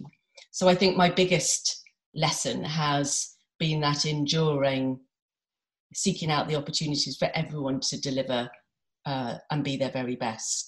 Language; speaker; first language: English; native; English